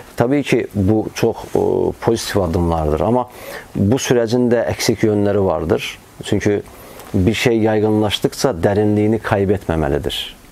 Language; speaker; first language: Turkish; non-native, fluent; Azerbaijani